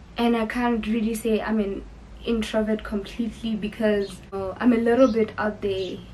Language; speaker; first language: English; non-native, local second language; Northern Sotho